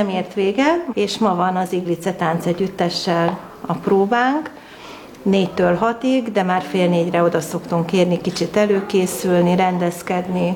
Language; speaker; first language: Hungarian; native; Hungarian